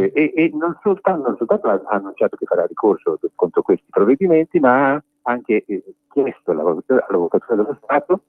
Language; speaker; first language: Italian; native; Italian